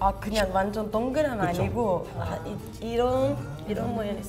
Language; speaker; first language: Korean; non-native, fluent; Turkish